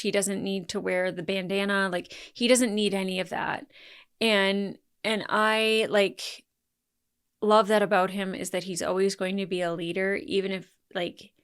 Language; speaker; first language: English; native; English